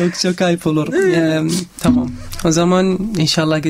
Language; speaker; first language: Turkish; non-native, learner; Arabic